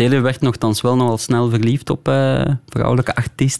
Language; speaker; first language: Dutch; native; Dutch